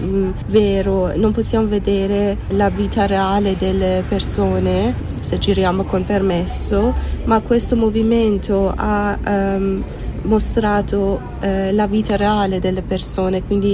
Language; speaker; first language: Italian; non-native, fluent; Persian